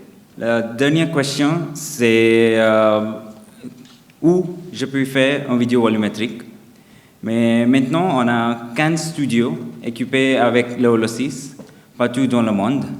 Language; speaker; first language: French; non-native, fluent; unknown